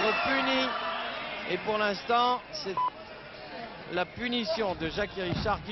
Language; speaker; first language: French; native; French